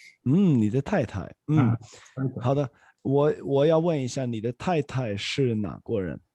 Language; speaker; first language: Chinese; non-native, fluent; Swedish